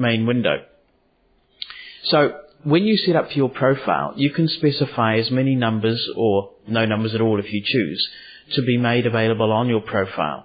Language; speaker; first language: English; native; English